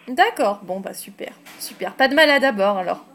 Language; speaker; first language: French; native; French